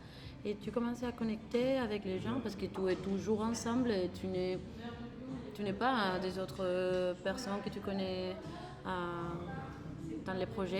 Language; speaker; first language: French; non-native, learner; Spanish